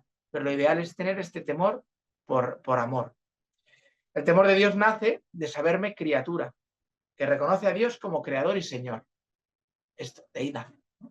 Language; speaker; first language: Spanish; native; Spanish